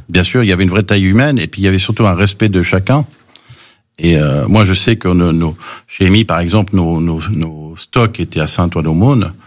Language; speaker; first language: French; early bilingual, other home language; English